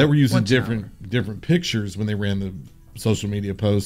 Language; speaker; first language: English; native; English